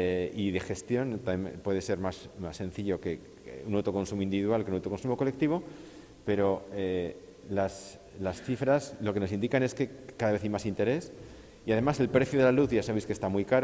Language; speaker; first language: Spanish; native; Spanish